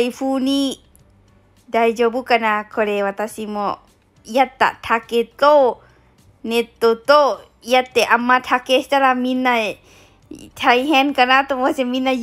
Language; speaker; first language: Japanese; non-native, learner; Lao